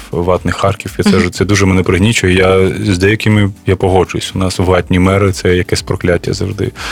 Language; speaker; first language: Ukrainian; non-native, local second language; Russian